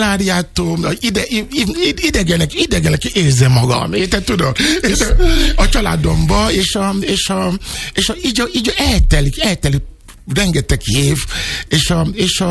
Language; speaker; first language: Hungarian; non-native, learner; Yoruba